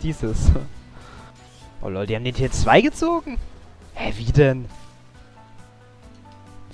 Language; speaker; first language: German; native; German